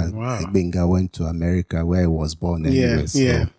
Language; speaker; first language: English; non-native, local second language; Yoruba